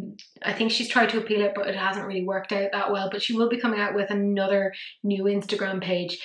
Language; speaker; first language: English; native; English